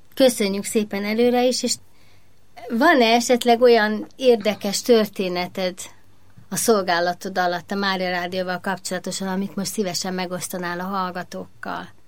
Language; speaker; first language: Hungarian; native; Hungarian